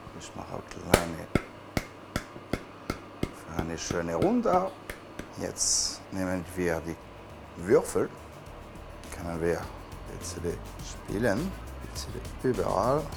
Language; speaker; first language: German; non-native, learner; French